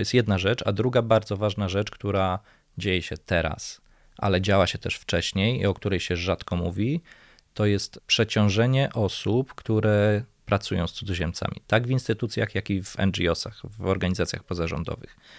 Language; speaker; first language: Polish; native; Polish